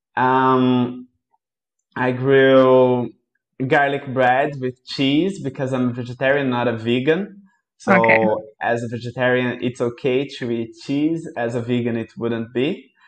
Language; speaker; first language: English; non-native, fluent; Portuguese